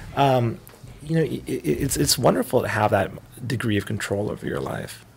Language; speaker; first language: English; native; English